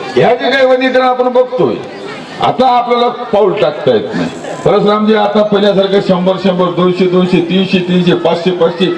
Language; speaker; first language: Marathi; non-native, local second language; Lambadi